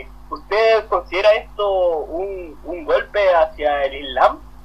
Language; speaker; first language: Spanish; native; Spanish